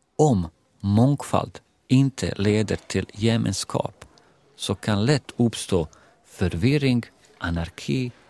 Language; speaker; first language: Swedish; non-native, fluent; Bosnian